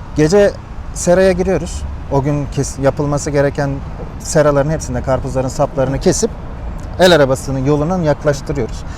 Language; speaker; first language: Turkish; native; Turkish